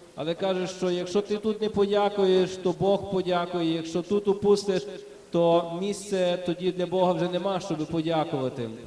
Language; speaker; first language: Ukrainian; native; Ukrainian